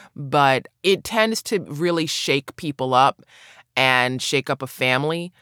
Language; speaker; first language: English; native; English